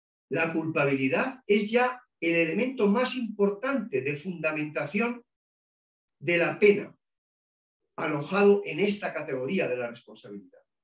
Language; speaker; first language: Spanish; native; Spanish